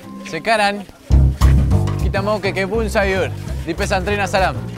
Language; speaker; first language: Malay; non-native, fluent; Spanish